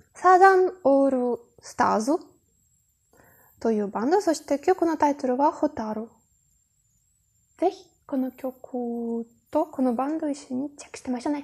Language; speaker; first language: Japanese; non-native, learner; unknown